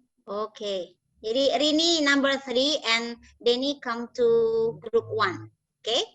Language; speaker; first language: English; non-native, learner; Indonesian